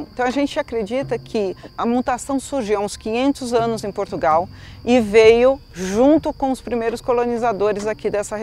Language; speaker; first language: Portuguese; native; Portuguese